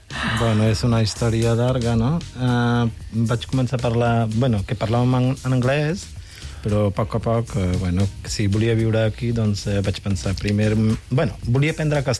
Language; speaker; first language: Catalan; non-native, fluent; Punjabi